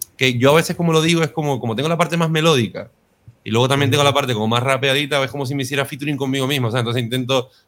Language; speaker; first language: Spanish; native; Spanish